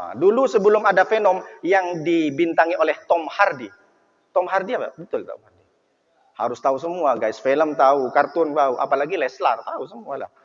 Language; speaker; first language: Indonesian; non-native, local second language; Madurese